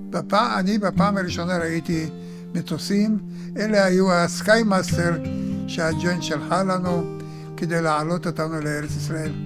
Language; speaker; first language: Hebrew; early bilingual, other home language; Arabic